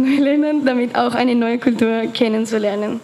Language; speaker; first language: German; non-native, fluent; Spanish